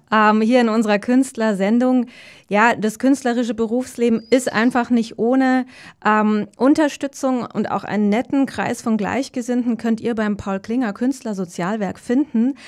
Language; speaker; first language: German; native; German